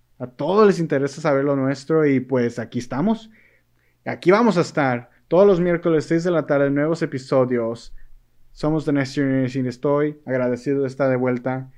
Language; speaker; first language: Spanish; early bilingual, heritage; Spanish